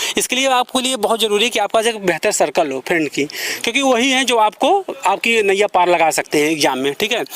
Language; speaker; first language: Hindi; native; Hindi